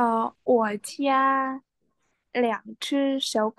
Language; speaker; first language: Chinese; non-native, learner; Vietnamese